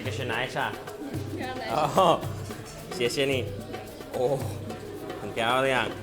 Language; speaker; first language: Chinese; non-native, learner; English